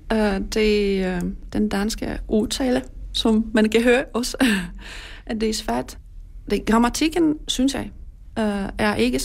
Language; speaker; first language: Danish; non-native, learner; Polish